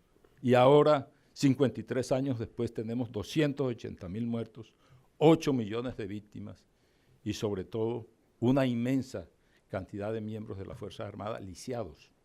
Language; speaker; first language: Spanish; native; Spanish